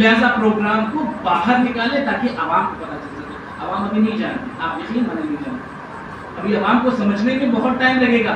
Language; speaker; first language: Urdu; native; Urdu